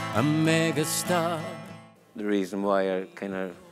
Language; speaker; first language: English; native; English